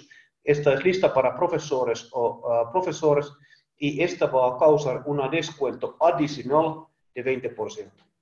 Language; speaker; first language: Spanish; non-native, learner; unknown